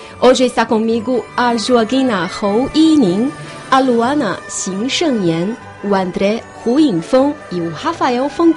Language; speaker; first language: Portuguese; non-native, fluent; Chinese